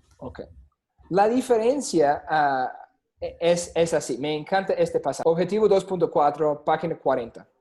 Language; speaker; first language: Spanish; non-native, fluent; English